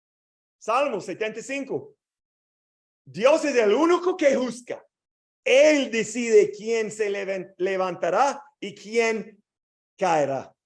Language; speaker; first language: Spanish; non-native, learner; English